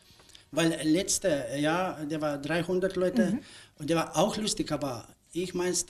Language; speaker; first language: German; non-native, learner; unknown